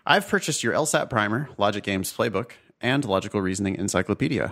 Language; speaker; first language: English; native; English